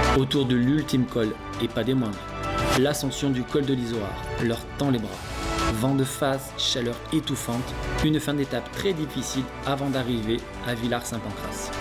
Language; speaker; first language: French; native; French